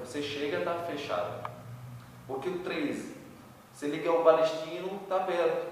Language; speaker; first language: Portuguese; non-native, learner; Arabic